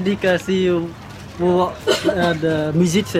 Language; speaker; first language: French; non-native, learner; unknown